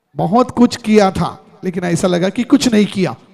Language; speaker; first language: Hindi; non-native, local second language; Marathi